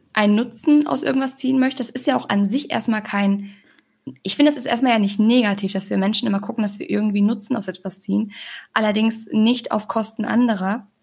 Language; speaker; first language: German; native; German